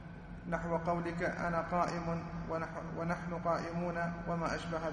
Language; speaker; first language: Arabic; native; Arabic